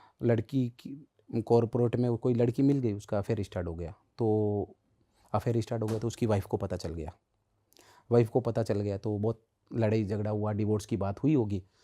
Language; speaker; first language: Hindi; native; Hindi